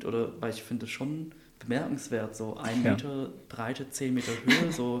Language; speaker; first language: German; native; German